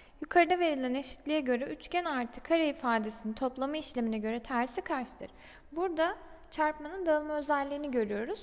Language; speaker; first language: Turkish; native; Turkish